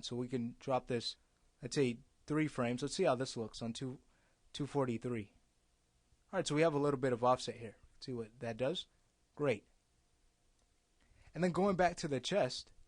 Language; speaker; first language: English; native; English